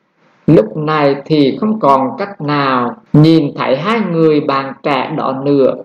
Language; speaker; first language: Vietnamese; native; Vietnamese